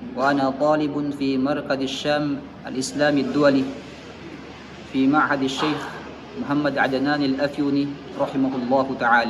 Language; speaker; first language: Arabic; non-native, fluent; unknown